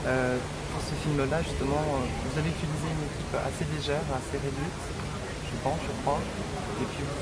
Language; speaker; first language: French; native; French